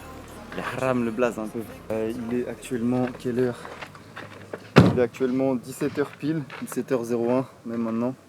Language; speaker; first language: French; native; French